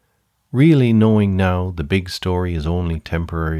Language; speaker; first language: English; native; English